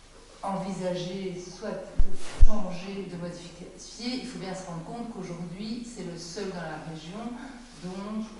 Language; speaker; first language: French; native; French